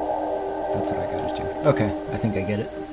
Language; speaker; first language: English; native; English